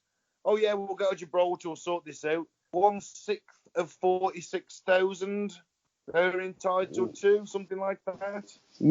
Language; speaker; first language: English; native; English